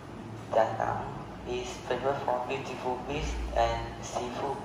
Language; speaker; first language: English; non-native, learner; Vietnamese